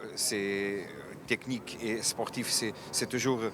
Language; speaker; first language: French; non-native, fluent; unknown